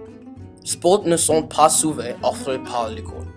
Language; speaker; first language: French; non-native, learner; English